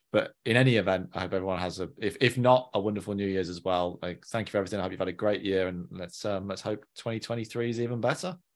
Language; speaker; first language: English; native; English